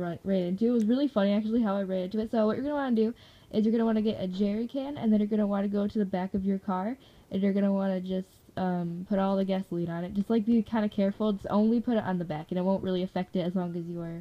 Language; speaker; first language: English; native; English